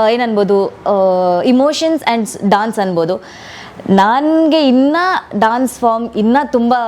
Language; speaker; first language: Kannada; non-native, local second language; Tulu